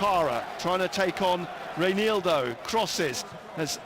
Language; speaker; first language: English; native; English